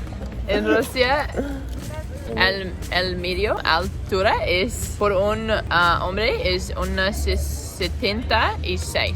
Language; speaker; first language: Spanish; non-native, learner; English